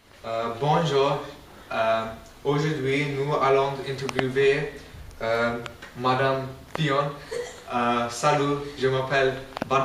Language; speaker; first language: French; non-native, learner; English